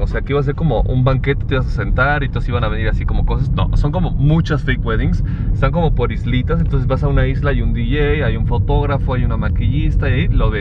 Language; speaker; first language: Spanish; native; Spanish